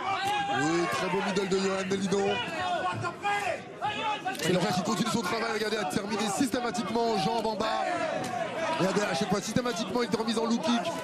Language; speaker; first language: French; native; French